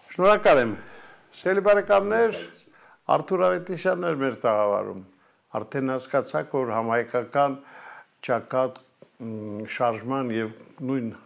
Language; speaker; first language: Armenian; native; Armenian